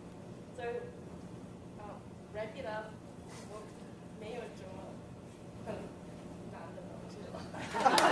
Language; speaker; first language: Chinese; non-native, learner; English